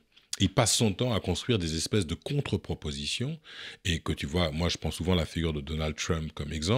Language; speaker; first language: French; native; French